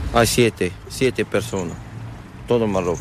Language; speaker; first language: Spanish; non-native, learner; Arabic